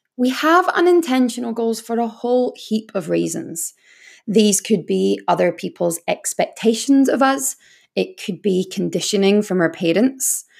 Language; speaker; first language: English; native; English